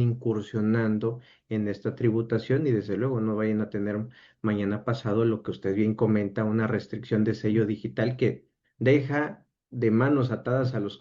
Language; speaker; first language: Spanish; native; Spanish